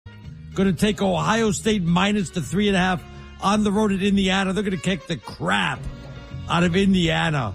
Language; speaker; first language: English; native; English